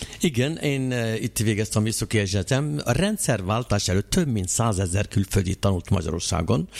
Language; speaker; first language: Hungarian; non-native, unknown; Arabic